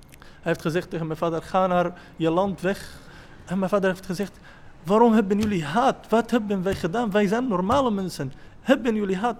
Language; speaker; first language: Dutch; non-native, learner; Arabic